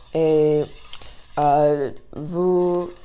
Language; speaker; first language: French; non-native, learner; English